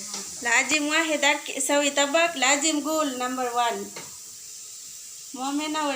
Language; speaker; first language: Arabic; non-native, learner; Bangla